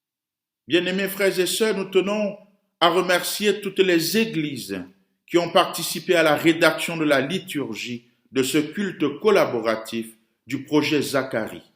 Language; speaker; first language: French; native; French